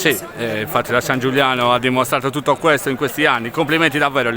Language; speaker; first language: Italian; native; Italian